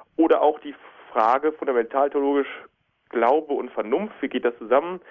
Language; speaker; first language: German; native; German